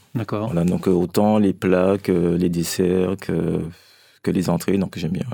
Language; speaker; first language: French; native; French